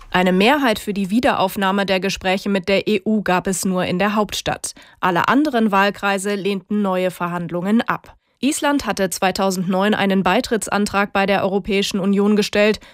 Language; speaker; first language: German; native; German